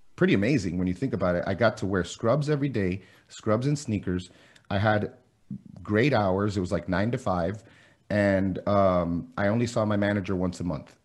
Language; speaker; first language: English; early bilingual, other home language; Spanish